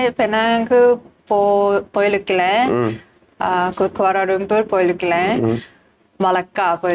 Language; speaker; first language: Tamil; non-native, learner; Japanese